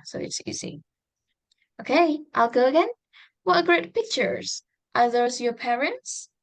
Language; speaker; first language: English; non-native, fluent; Indonesian